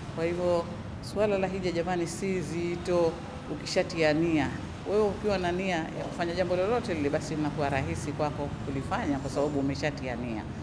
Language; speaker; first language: Swahili; native; Swahili